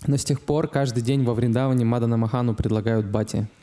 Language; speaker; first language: Russian; native; Russian